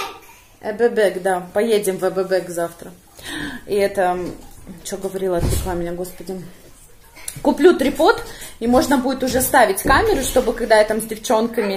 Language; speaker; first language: Russian; native; Russian